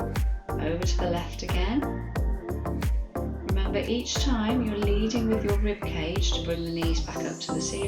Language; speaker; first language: English; native; English